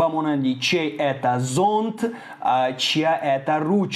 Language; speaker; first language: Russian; non-native, fluent; Tajik